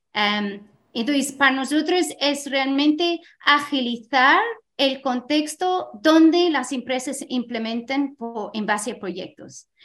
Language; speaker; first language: Spanish; non-native, fluent; English